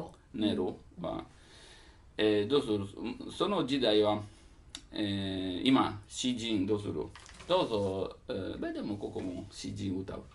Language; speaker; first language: Japanese; non-native, learner; Italian